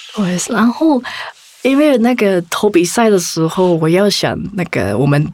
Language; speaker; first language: Chinese; non-native, fluent; Japanese